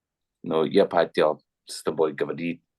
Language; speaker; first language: Russian; non-native, learner; English